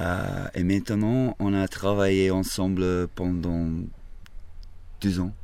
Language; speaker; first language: French; non-native, fluent; English